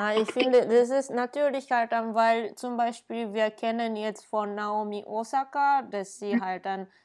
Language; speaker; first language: German; non-native, fluent; Japanese